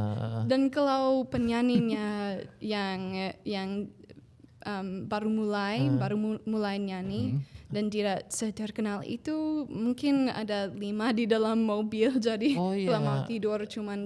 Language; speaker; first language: Indonesian; non-native, fluent; English